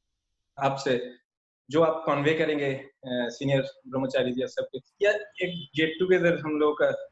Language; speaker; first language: Hindi; native; Hindi